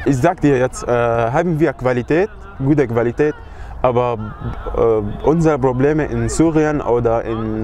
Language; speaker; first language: German; non-native, learner; Arabic